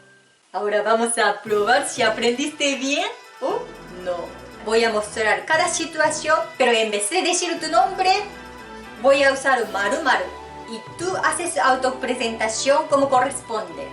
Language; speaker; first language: Spanish; non-native, fluent; Japanese